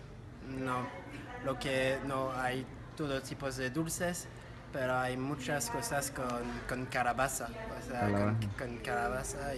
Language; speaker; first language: Spanish; non-native, fluent; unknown